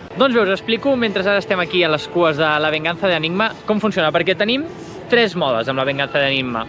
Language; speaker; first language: Catalan; native; Catalan